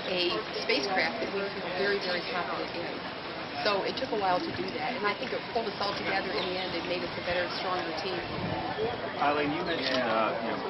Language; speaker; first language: English; native; English